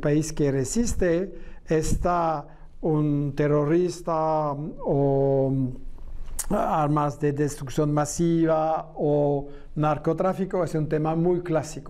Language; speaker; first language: Spanish; non-native, fluent; French